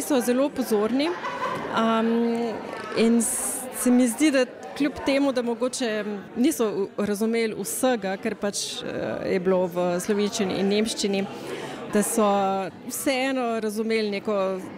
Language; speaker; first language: Slovenian; native; Slovenian